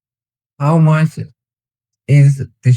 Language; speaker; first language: English; non-native, learner; Tigrinya